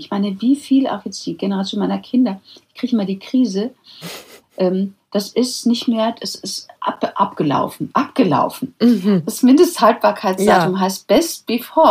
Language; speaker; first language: German; native; German